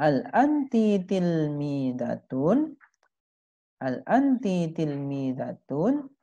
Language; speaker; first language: Arabic; non-native, fluent; Indonesian